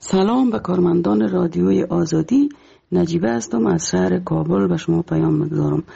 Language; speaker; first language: Persian; native; Persian